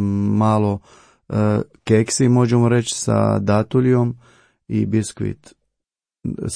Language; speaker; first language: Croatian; non-native, learner; Arabic